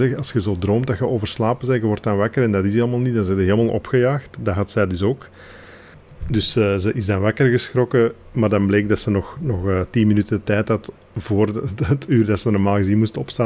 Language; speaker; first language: Dutch; native; Dutch